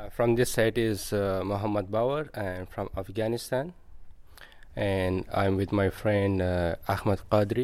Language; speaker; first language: English; non-native, learner; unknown